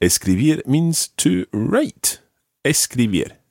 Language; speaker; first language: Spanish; non-native, fluent; English